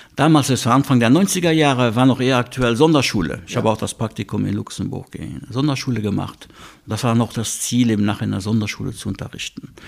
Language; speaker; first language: German; non-native, local second language; Luxembourgish